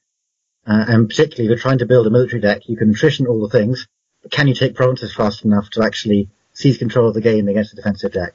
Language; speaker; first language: English; native; English